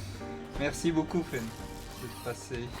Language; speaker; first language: French; native; French